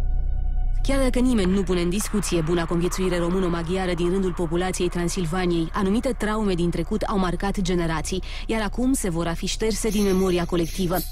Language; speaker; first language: Romanian; native; Romanian